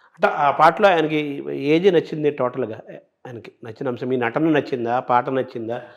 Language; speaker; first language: Telugu; native; Telugu